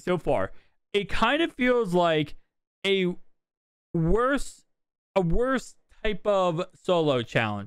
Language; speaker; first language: English; native; English